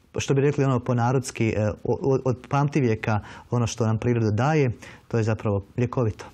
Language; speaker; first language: Croatian; native; Croatian